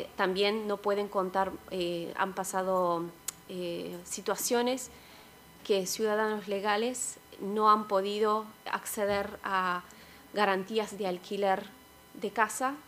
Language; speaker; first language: Spanish; non-native, fluent; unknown